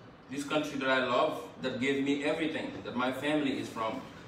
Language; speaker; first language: English; non-native, fluent; Wolof